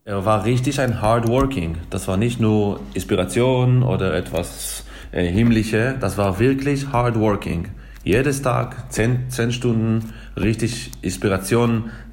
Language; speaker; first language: German; non-native, fluent; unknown